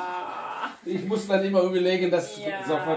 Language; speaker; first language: German; non-native, fluent; Indonesian